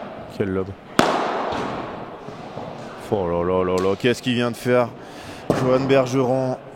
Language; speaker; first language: French; native; French